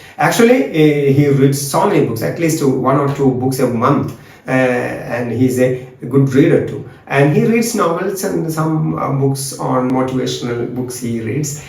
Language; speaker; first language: English; non-native, local second language; Malayalam